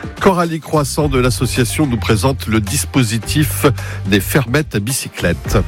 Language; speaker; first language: French; native; French